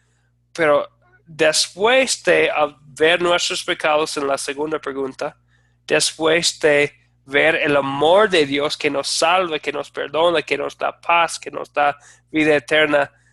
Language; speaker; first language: Spanish; non-native, fluent; English